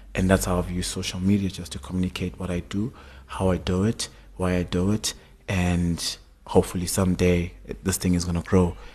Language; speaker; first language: English; non-native, local second language; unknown